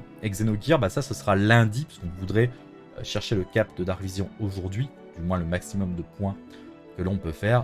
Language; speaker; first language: French; native; French